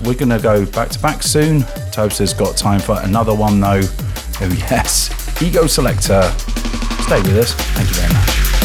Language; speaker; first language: English; native; English